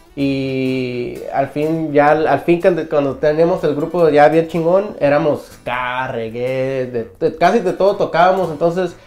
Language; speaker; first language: Spanish; early bilingual, heritage; Spanish